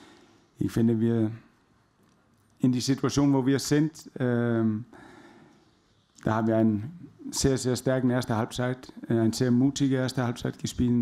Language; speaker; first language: German; non-native, fluent; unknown